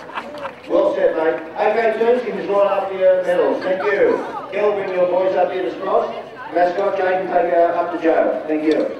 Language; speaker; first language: English; native; English